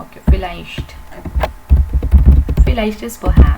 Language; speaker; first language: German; non-native, learner; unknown